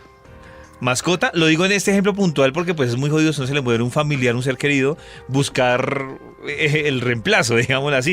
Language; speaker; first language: Spanish; native; Spanish